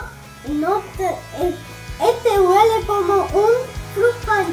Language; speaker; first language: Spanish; early bilingual, heritage; English